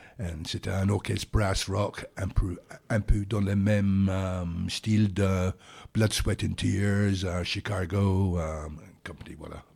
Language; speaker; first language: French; non-native, fluent; English